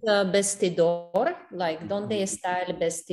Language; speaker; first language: Spanish; non-native, learner; English